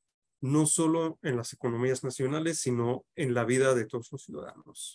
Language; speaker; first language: Spanish; native; Spanish